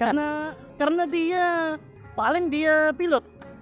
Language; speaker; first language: Indonesian; non-native, fluent; Filipino